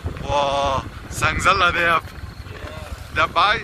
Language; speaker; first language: Vietnamese; non-native, learner; English